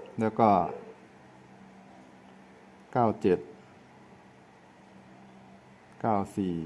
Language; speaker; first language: Thai; native; Thai